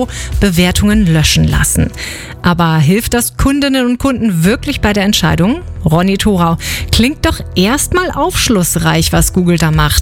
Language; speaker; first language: German; native; German